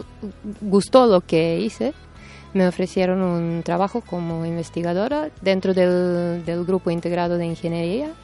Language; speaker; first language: Spanish; non-native, fluent; Serbian